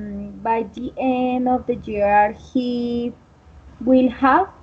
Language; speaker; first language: English; non-native, learner; Spanish